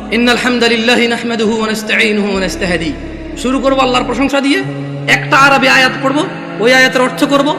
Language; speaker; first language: Bangla; early bilingual, heritage; Bangla